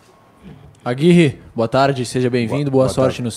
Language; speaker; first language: Portuguese; native; Portuguese